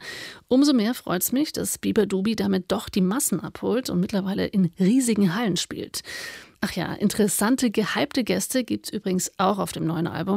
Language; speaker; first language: German; native; German